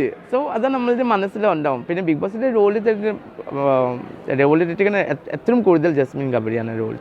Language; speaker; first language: Malayalam; non-native, fluent; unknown